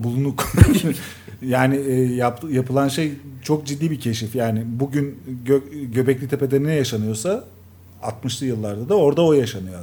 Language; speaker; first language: Turkish; native; Turkish